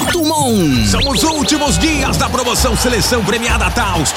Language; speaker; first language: Portuguese; native; Portuguese